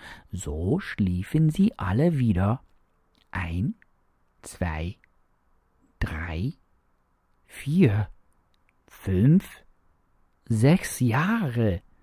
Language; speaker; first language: German; non-native, fluent; English